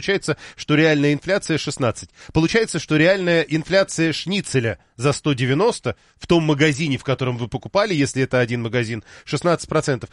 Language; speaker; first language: Russian; native; Russian